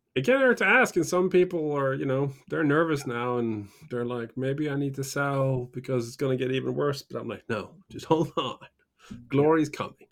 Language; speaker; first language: English; early bilingual, other home language; Norwegian